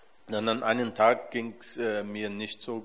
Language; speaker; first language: German; non-native, fluent; Portuguese